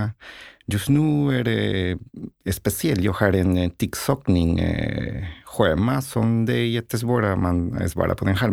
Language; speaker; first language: Swedish; non-native, learner; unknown